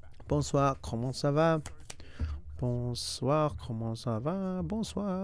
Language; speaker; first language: French; non-native, learner; English